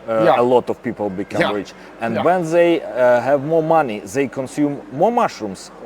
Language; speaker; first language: English; non-native, fluent; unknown